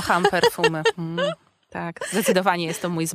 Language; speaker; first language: Polish; native; Polish